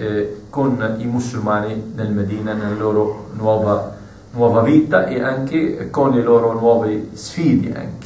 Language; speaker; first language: Italian; non-native, fluent; Arabic